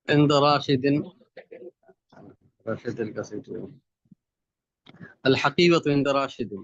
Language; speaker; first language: Arabic; non-native, learner; Bangla